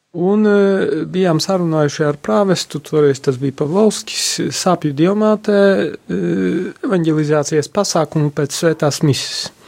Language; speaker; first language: Latvian; non-native, local second language; Polish